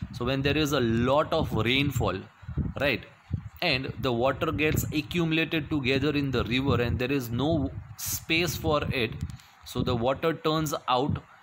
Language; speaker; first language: English; non-native, local second language; Gujarati